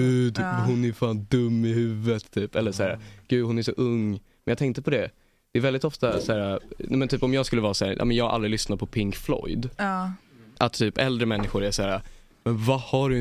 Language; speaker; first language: Swedish; native; Swedish